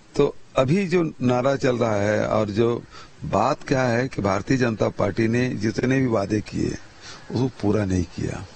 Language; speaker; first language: Hindi; native; Hindi